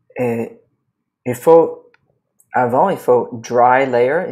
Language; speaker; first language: French; non-native, learner; English